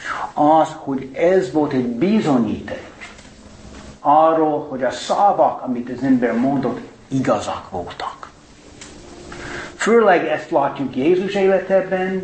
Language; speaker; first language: Hungarian; non-native, fluent; English